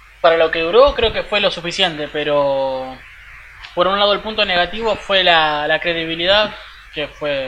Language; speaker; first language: Spanish; native; Spanish